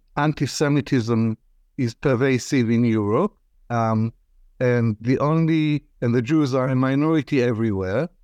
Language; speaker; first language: English; non-native, fluent; Arabic